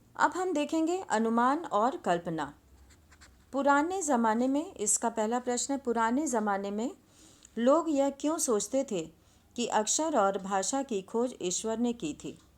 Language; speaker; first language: Hindi; native; Hindi